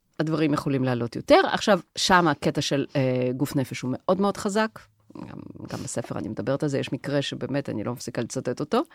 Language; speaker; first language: Hebrew; native; Hebrew